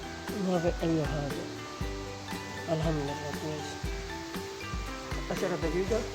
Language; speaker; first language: Arabic; non-native, learner; Punjabi